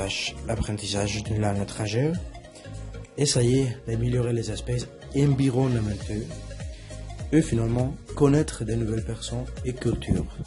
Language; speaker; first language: French; non-native, learner; Spanish